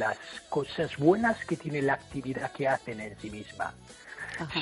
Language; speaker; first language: Spanish; non-native, fluent; English